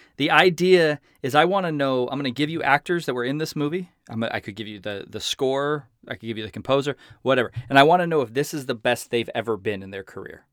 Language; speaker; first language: English; native; English